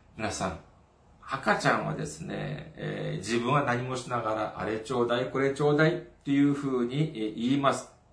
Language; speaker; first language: Japanese; non-native, fluent; Korean